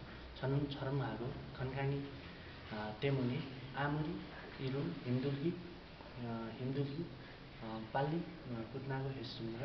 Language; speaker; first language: Korean; non-native, learner; Nepali